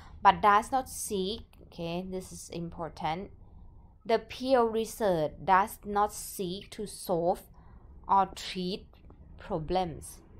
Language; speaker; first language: English; non-native, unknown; Thai